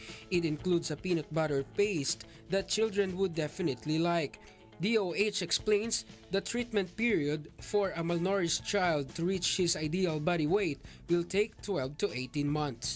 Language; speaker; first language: English; non-native, local second language; Filipino